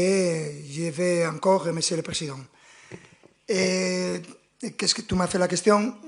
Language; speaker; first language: French; non-native, fluent; Spanish